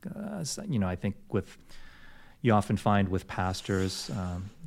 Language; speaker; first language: English; native; English